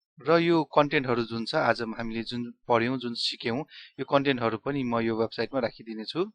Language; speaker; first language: Nepali; non-native, local second language; Newari